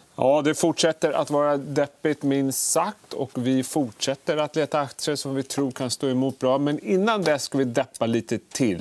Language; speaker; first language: Swedish; native; Swedish